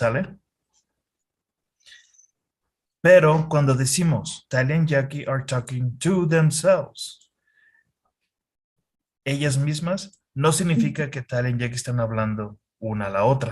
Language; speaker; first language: Spanish; non-native, fluent; English